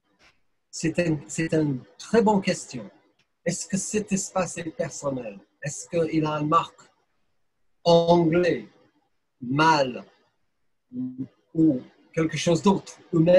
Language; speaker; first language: French; non-native, fluent; English